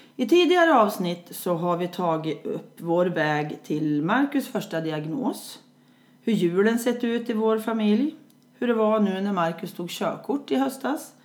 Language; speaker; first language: Swedish; native; Swedish